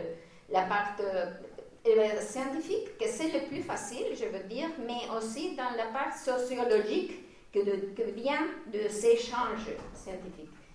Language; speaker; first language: French; non-native, fluent; Spanish